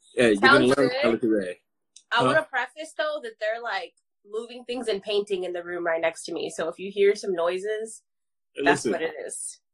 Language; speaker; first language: English; native; English